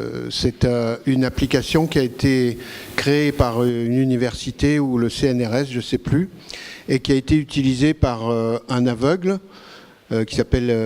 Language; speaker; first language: French; native; French